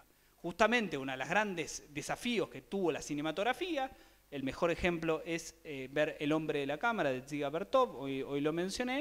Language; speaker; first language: Spanish; native; Spanish